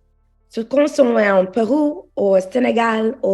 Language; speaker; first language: French; non-native, learner; English